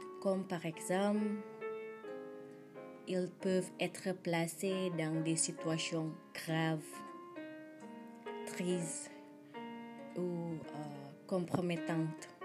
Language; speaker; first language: French; non-native, learner; Indonesian